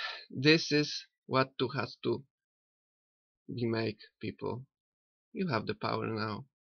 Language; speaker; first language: English; non-native, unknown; Polish